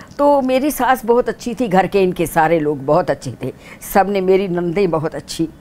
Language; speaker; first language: Hindi; non-native, local second language; Dogri